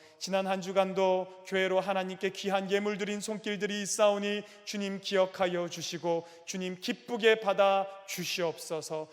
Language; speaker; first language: Korean; native; Korean